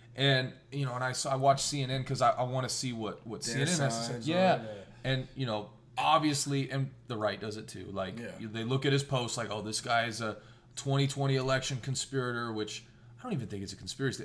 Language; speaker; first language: English; native; English